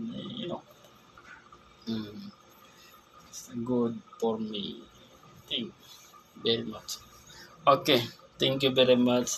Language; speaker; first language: English; non-native, learner; Filipino